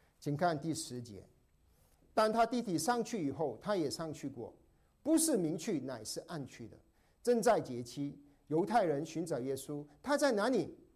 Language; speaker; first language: Chinese; non-native, local second language; Cantonese